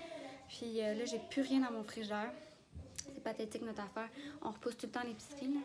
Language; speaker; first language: French; native; French